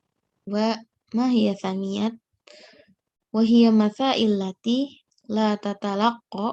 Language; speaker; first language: Arabic; non-native, learner; Indonesian